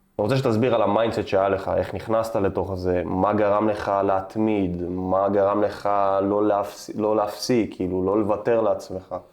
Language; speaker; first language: Hebrew; native; Hebrew